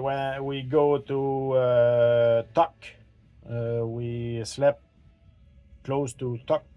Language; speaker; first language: English; non-native, learner; French